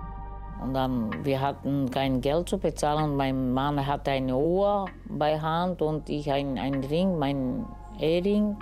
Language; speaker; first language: German; non-native, learner; Romany